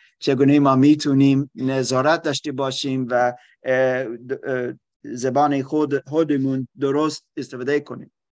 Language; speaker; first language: Persian; non-native, learner; German